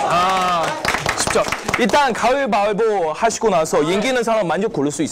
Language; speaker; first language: Korean; non-native, learner; Chinese